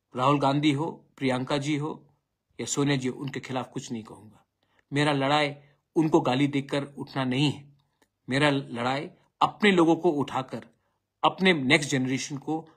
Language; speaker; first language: Hindi; non-native, local second language; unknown